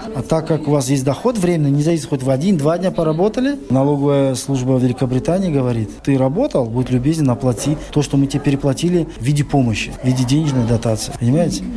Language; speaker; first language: Russian; non-native, local second language; Tajik